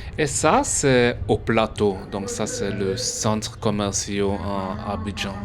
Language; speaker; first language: French; early bilingual, heritage; French